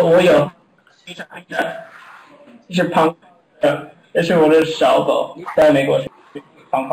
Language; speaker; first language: Chinese; non-native, learner; English